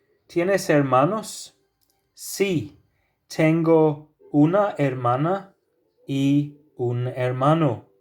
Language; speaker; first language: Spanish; non-native, fluent; English